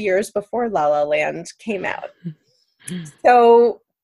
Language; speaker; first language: English; native; English